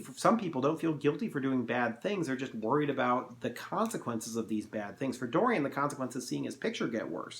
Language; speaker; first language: English; native; English